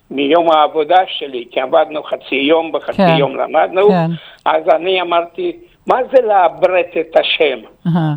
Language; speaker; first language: Hebrew; early bilingual, other home language; Romanian